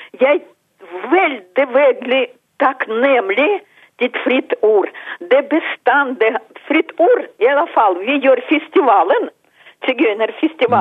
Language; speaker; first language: Norwegian; non-native, fluent; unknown